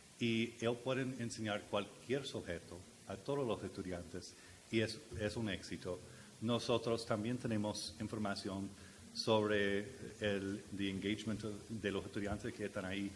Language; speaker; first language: Spanish; non-native, learner; English